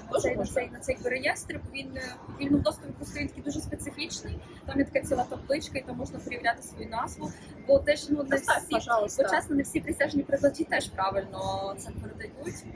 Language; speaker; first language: Ukrainian; native; Ukrainian